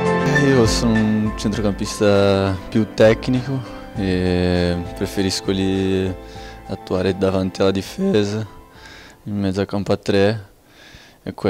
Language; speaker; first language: Italian; non-native, fluent; Portuguese